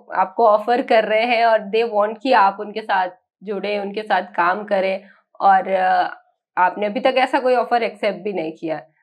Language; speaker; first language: Hindi; native; Hindi